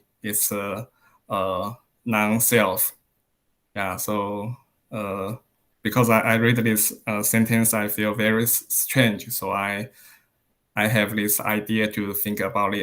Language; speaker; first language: English; non-native, learner; Chinese